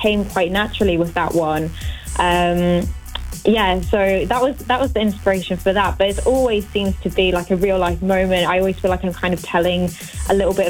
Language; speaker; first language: English; native; English